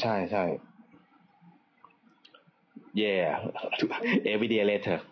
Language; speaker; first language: English; non-native, learner; Thai